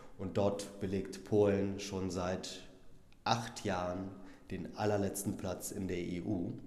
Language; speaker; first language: German; early bilingual, other home language; Polish